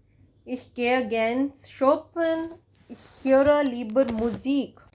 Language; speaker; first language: German; non-native, fluent; Hindi